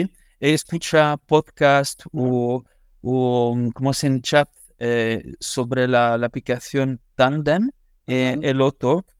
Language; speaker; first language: Spanish; non-native, learner; French